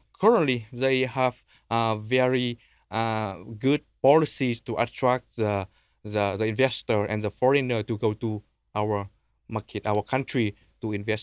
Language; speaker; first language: English; non-native, learner; Vietnamese